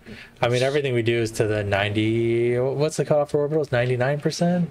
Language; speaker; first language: English; native; English